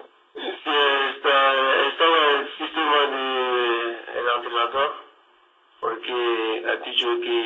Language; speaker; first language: Spanish; non-native, learner; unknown